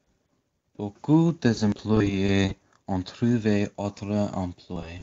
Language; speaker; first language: French; non-native, learner; English